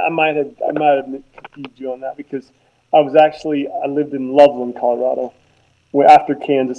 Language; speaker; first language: English; native; English